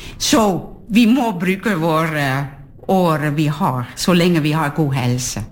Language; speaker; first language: Norwegian; non-native, fluent; Dutch